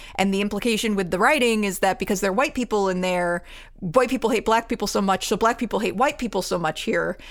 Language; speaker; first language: English; native; English